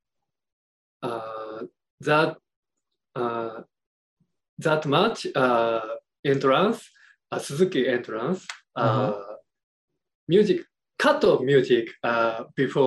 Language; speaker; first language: English; non-native, learner; Japanese